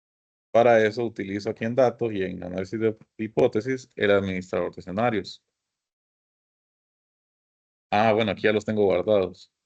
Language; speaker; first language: Spanish; native; Spanish